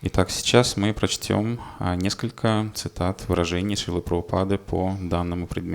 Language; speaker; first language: Russian; native; Russian